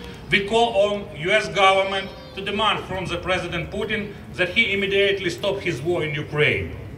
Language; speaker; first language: English; non-native, fluent; Ukrainian